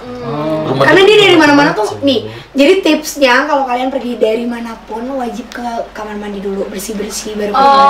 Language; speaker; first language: Indonesian; native; Indonesian